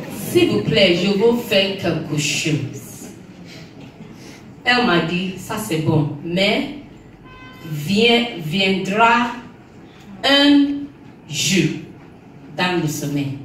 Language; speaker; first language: French; non-native, learner; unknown